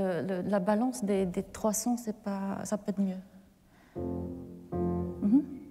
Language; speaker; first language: French; non-native, fluent; Japanese